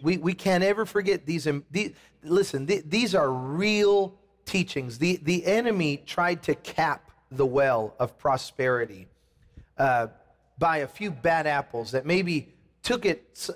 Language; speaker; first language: English; native; English